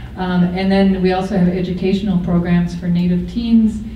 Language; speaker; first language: English; native; English